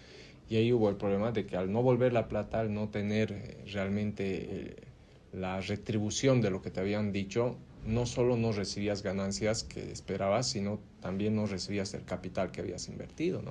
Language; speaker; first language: Spanish; native; Spanish